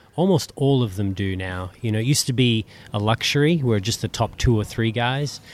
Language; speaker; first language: English; native; English